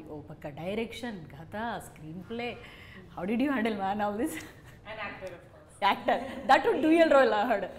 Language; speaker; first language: Telugu; native; Telugu